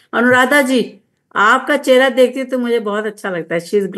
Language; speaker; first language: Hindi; native; Hindi